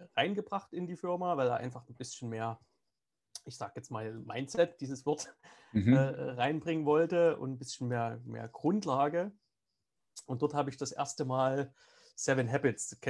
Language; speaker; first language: German; native; German